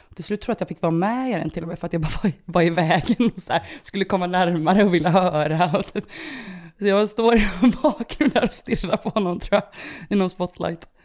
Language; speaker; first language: Swedish; early bilingual, other home language; Romanian